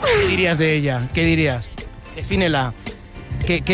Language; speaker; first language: Spanish; native; Spanish